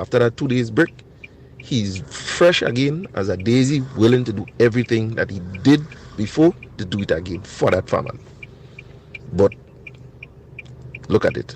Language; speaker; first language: English; native; English